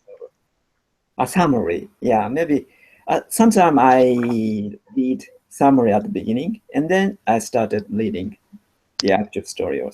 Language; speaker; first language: English; non-native, learner; Japanese